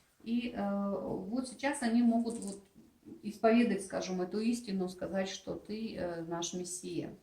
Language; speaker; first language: Russian; native; Russian